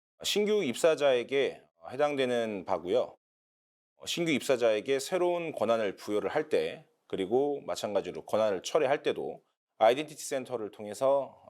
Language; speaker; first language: Korean; native; Korean